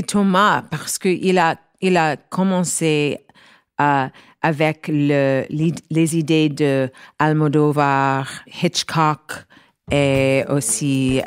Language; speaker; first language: French; non-native, fluent; English